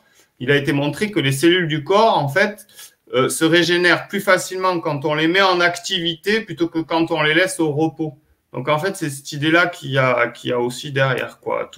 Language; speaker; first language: French; native; French